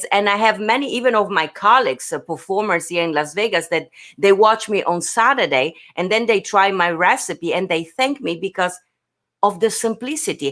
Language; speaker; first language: English; non-native, fluent; Italian